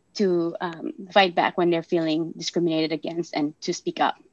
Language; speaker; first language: English; non-native, local second language; Filipino